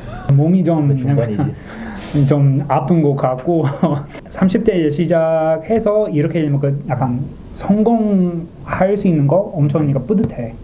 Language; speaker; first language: Korean; non-native, learner; English